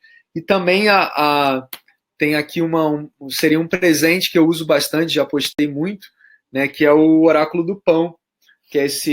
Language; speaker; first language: Portuguese; native; Portuguese